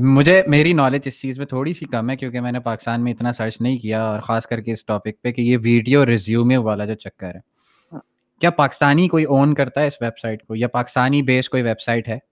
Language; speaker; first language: Urdu; native; Urdu